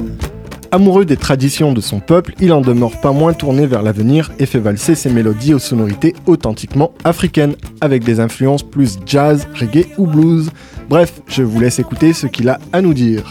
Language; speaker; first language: French; native; French